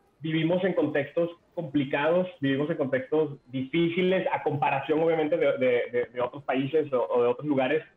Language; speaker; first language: Spanish; native; Spanish